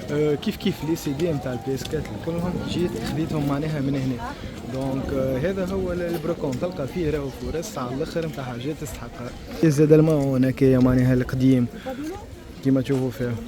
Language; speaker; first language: Arabic; native; Arabic